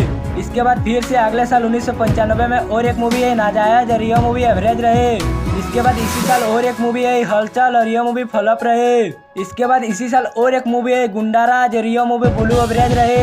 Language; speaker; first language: Hindi; non-native, local second language; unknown